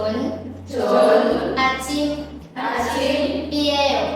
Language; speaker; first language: Korean; non-native, learner; Indonesian